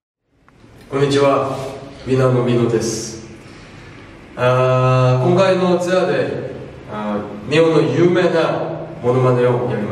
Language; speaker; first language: Japanese; non-native, learner; Korean